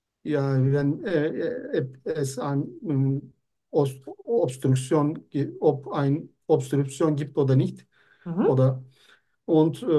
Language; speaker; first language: German; non-native, fluent; Turkish